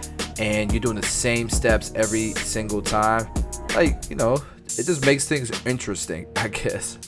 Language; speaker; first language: English; native; English